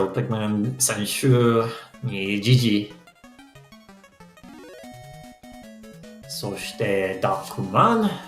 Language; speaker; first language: Japanese; non-native, learner; English